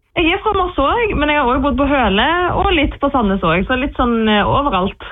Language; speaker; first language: Norwegian; native; Norwegian